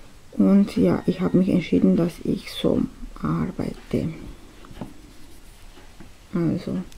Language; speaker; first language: German; non-native, fluent; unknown